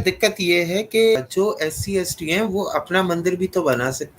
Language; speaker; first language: Hindi; native; Hindi